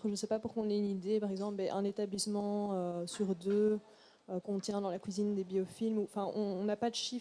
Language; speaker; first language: French; native; French